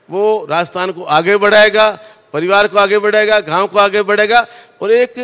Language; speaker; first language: Hindi; native; Hindi